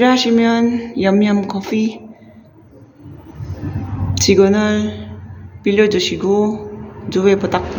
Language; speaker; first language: Korean; non-native, learner; Filipino